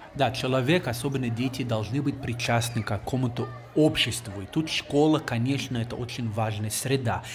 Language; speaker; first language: Russian; non-native, fluent; English